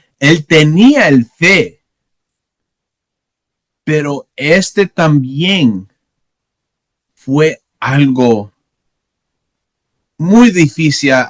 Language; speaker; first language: Spanish; non-native, learner; English